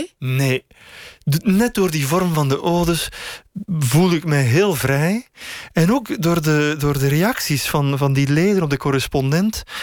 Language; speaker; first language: Dutch; native; Dutch